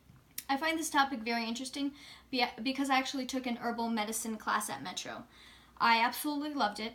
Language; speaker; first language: English; native; English